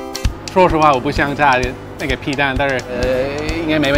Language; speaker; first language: Chinese; non-native, fluent; English